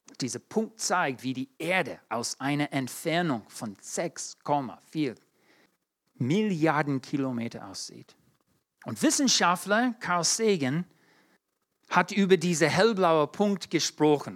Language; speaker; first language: German; non-native, fluent; English